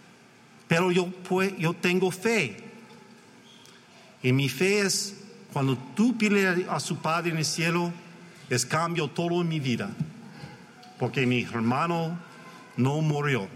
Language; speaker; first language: Spanish; non-native, learner; English